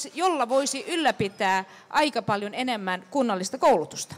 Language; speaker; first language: Finnish; non-native, local second language; Swedish